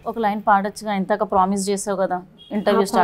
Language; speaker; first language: Telugu; native; Telugu